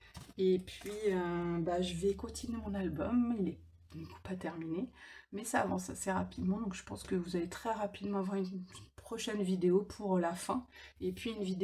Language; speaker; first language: French; native; French